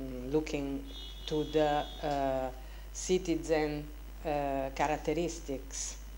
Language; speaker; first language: English; non-native, fluent; Italian